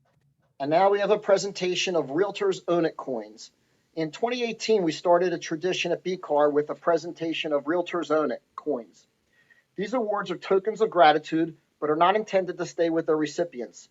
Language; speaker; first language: English; native; English